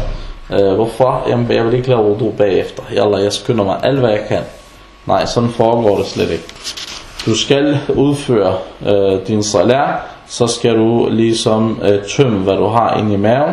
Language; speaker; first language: Danish; non-native, fluent; Arabic